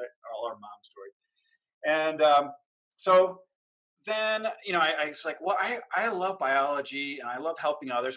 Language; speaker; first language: English; native; English